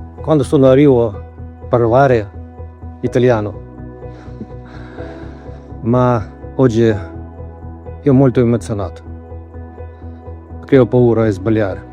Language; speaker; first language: Italian; non-native, learner; Ukrainian